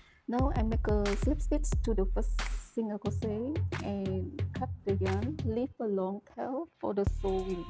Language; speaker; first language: English; non-native, learner; Indonesian